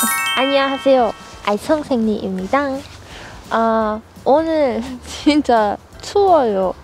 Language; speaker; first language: Korean; non-native, learner; German